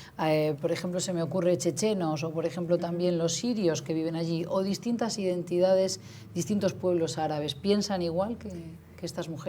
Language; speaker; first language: Spanish; native; Spanish